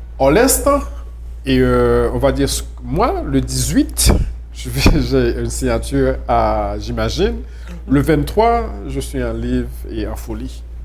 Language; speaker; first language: French; non-native, local second language; Haitian Creole